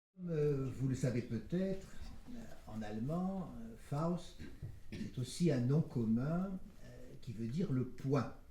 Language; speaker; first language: French; native; French